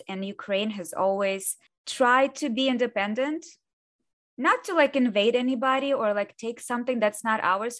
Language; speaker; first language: English; non-native, fluent; Russian